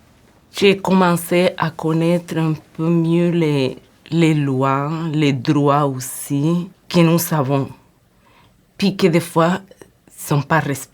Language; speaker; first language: French; non-native, local second language; Spanish